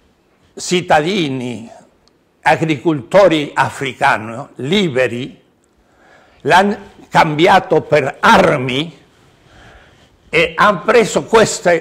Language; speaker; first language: Italian; non-native, learner; Spanish